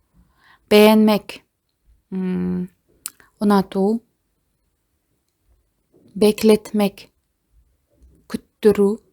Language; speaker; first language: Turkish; non-native, fluent; Kazakh